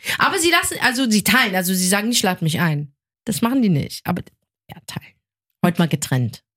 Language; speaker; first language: German; early bilingual, other home language; Arabic